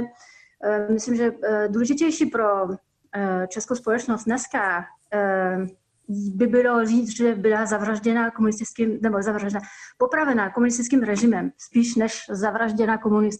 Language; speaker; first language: Czech; non-native, fluent; French